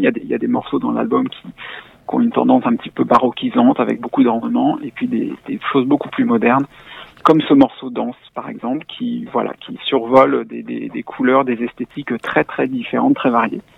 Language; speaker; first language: French; native; French